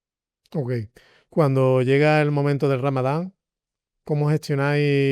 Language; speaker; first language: Spanish; native; Spanish